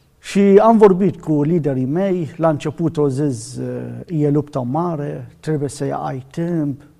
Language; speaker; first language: Romanian; non-native, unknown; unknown